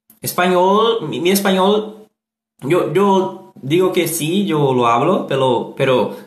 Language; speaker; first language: Spanish; non-native, learner; Portuguese